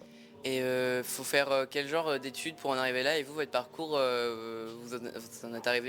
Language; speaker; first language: French; native; French